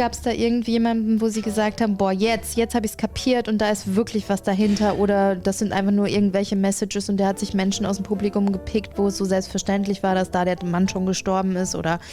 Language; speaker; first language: German; native; German